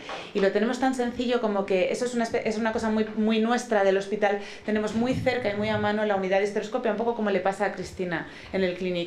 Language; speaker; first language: Spanish; native; Spanish